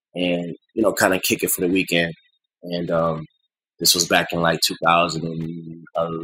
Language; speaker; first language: English; native; English